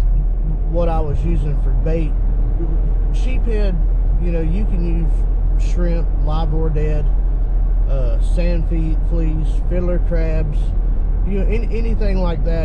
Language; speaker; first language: English; native; English